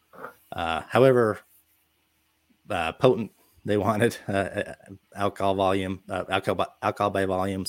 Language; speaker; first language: English; native; English